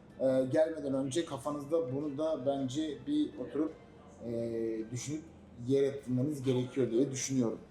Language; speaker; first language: Turkish; native; Turkish